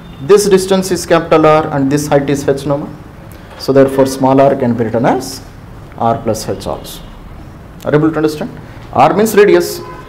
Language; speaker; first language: English; non-native, local second language; Telugu